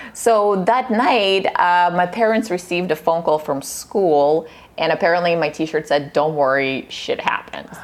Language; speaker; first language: English; early bilingual, other home language; Russian